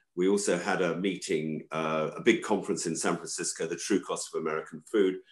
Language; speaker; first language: English; native; English